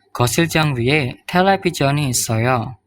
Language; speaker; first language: Korean; non-native, fluent; Indonesian